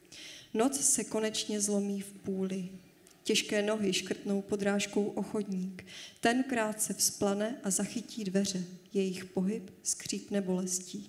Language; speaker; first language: Czech; native; Czech